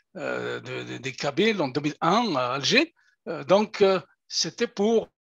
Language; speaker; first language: French; non-native, local second language; Kabyle